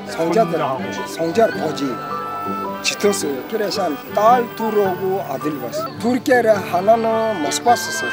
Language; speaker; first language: Korean; early bilingual, heritage; Russian